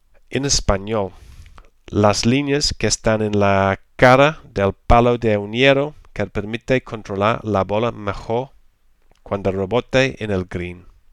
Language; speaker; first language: Spanish; non-native, learner; English